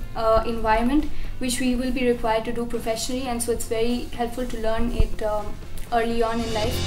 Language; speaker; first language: English; non-native, local second language; Bangla